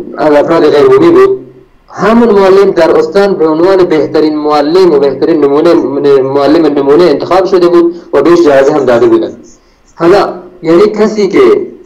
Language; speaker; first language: Persian; non-native, local second language; Baluchi